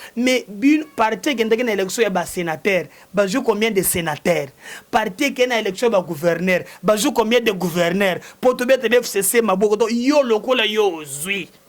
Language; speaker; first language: Lingala; non-native, local second language; Luba-Lulua